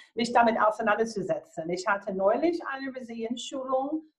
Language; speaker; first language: German; non-native, fluent; English